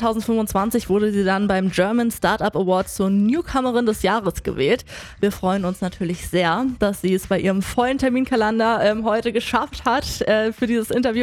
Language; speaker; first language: German; native; German